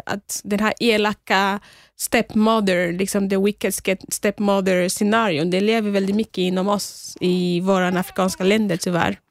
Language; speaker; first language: Swedish; non-native, fluent; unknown